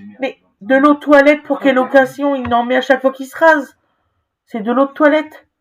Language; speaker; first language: French; native; French